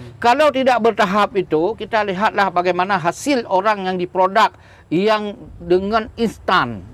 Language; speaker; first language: Malay; non-native, local second language; Achinese